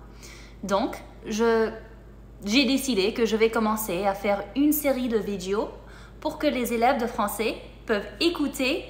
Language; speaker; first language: French; non-native, fluent; English